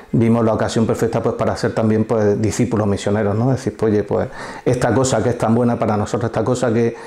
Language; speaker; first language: Spanish; native; Spanish